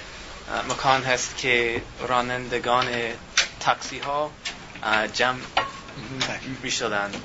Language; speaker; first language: Persian; non-native, learner; English